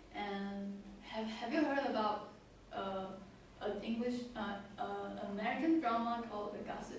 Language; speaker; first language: English; non-native, learner; Chinese